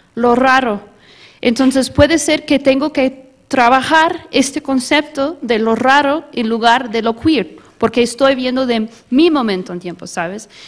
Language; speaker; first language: Spanish; early bilingual, heritage; Spanish